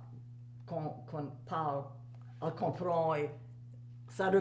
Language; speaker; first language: French; native; French